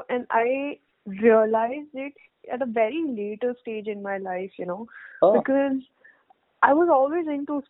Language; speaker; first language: English; non-native, local second language; Hindi